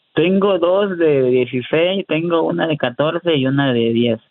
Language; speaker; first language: Spanish; early bilingual, heritage; Spanish